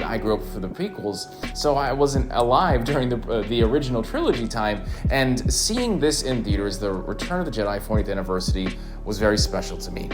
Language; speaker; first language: English; native; English